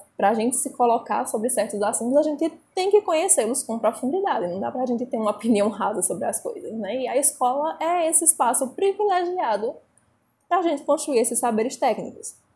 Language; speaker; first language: Portuguese; native; Portuguese